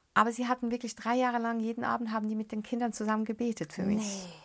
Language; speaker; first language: German; early bilingual, other home language; Arabic